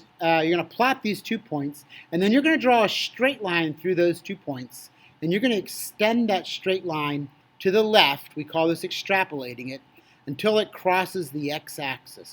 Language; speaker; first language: English; native; English